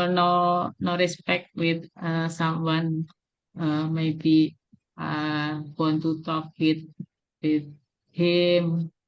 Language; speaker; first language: English; non-native, learner; Indonesian